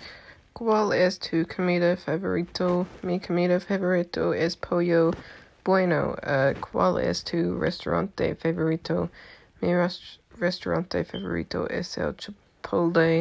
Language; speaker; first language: Spanish; non-native, learner; English